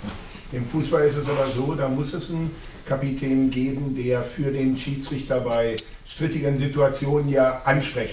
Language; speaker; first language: German; native; German